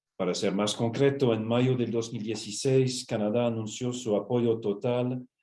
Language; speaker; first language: Spanish; non-native, fluent; English